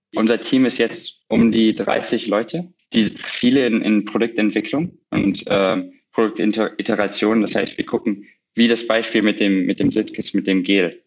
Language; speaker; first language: German; native; German